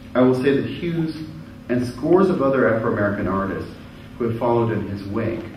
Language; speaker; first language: English; native; English